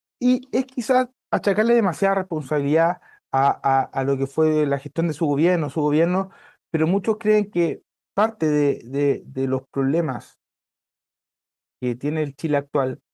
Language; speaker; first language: Spanish; native; Spanish